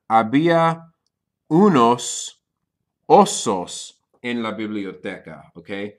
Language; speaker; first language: Spanish; non-native, fluent; English